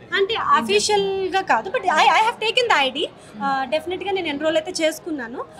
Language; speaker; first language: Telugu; non-native, local second language; Marathi